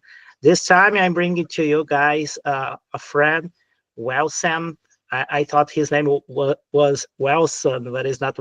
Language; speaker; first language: English; non-native, fluent; Portuguese